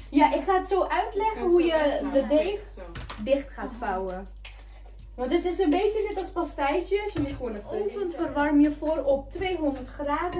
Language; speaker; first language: Dutch; native; Dutch